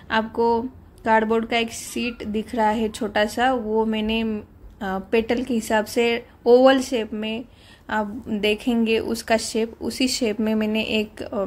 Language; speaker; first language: Hindi; non-native, local second language; Marathi